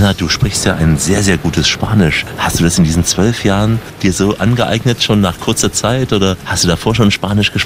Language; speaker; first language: German; native; German